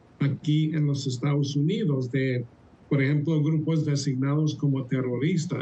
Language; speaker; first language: Spanish; early bilingual, heritage; Spanish